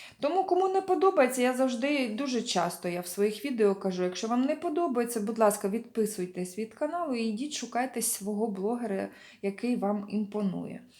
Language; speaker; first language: Ukrainian; non-native, local second language; Russian